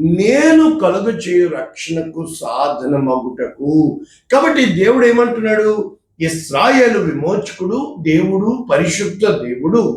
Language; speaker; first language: Telugu; native; Telugu